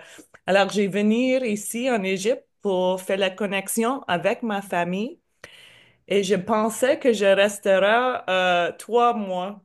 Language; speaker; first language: French; non-native, learner; English